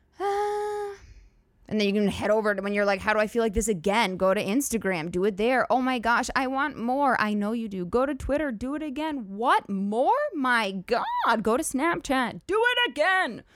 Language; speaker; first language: English; native; English